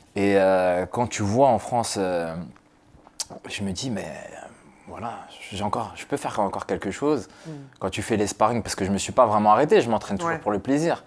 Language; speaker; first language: French; native; French